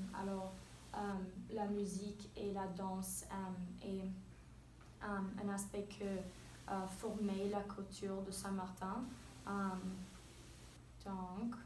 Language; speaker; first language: French; non-native, learner; English